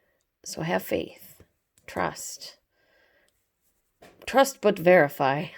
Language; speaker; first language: English; native; English